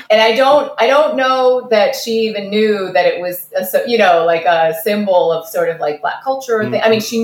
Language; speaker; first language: English; early bilingual, other home language; Russian